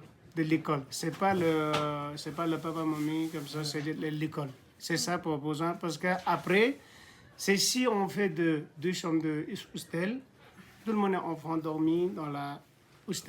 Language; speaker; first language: French; non-native, learner; Nepali